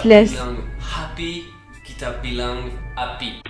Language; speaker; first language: Indonesian; non-native, learner; French